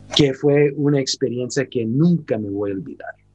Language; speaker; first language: Spanish; early bilingual, heritage; Spanish